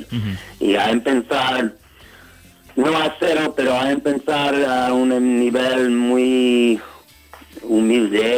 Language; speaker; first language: Spanish; non-native, fluent; English